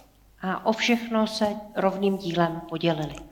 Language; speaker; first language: Czech; native; Czech